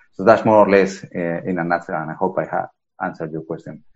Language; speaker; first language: English; non-native, fluent; Spanish